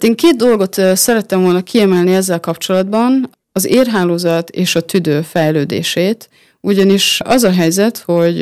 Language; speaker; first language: Hungarian; native; Hungarian